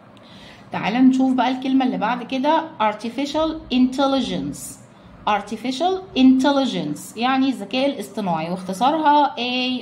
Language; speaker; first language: Arabic; native; Arabic